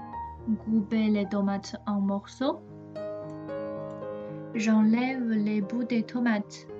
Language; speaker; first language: French; non-native, fluent; Chinese